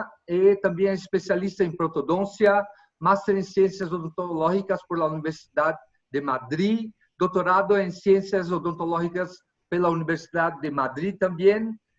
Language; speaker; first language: Spanish; non-native, fluent; Portuguese